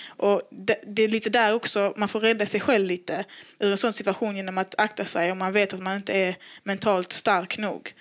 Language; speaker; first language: Swedish; native; Swedish